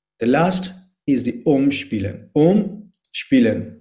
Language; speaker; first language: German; non-native, fluent; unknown